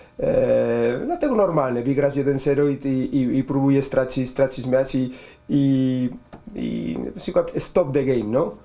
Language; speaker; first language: Polish; non-native, learner; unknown